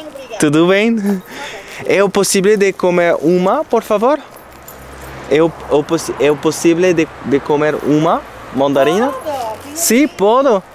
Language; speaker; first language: Portuguese; non-native, learner; French